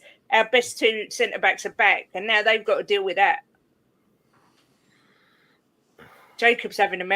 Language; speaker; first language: English; native; English